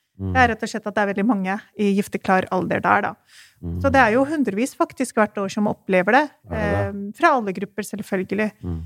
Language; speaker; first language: Norwegian; early bilingual, other home language; Urdu